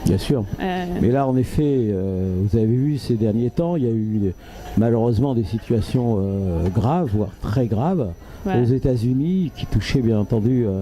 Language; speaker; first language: French; native; French